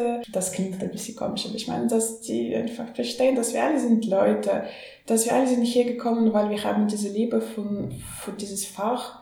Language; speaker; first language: German; non-native, learner; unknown